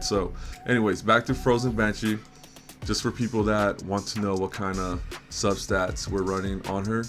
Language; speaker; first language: English; native; English